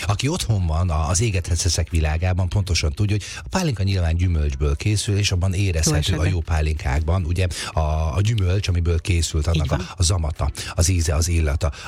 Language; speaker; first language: Hungarian; native; Hungarian